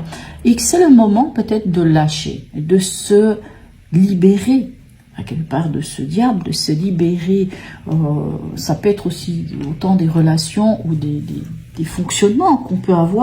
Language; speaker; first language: French; native; French